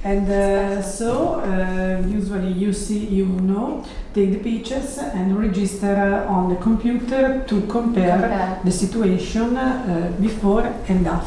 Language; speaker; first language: English; non-native, learner; Italian